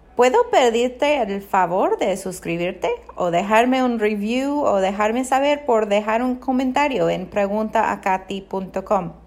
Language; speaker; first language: Spanish; non-native, fluent; English